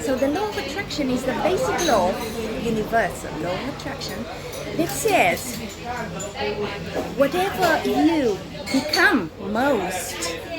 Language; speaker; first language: English; non-native, fluent; Italian